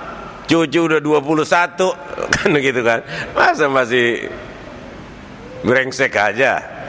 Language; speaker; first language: Indonesian; native; Indonesian